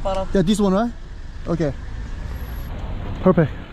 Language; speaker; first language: English; non-native, learner; Korean